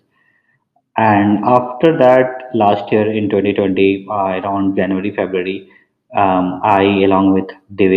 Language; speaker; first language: English; non-native, local second language; Hindi